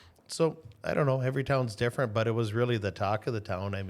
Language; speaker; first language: English; native; English